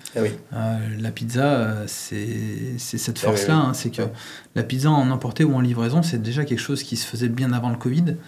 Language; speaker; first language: French; native; French